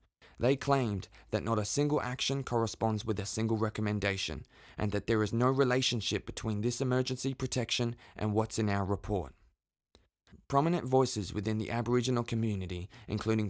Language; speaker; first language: English; native; English